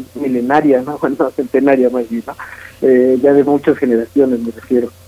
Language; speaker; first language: Spanish; native; Spanish